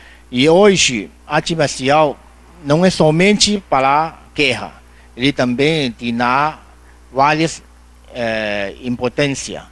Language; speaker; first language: Portuguese; non-native, learner; Chinese